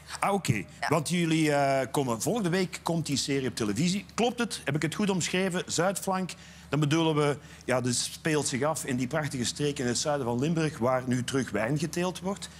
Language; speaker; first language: Dutch; native; Dutch